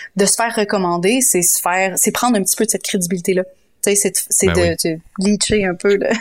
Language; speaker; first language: French; native; French